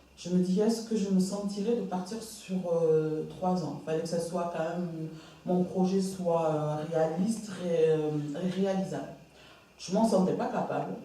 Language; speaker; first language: French; early bilingual, other home language; Arabic